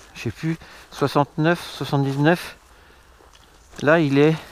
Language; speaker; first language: French; native; French